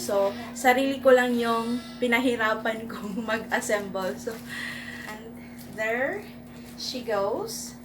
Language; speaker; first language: Filipino; non-native, local second language; Cebuano